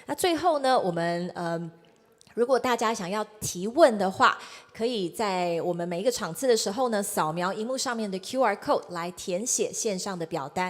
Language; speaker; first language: Chinese; native; Chinese